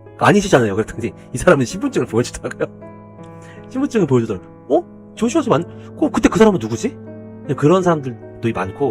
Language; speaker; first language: Korean; native; Korean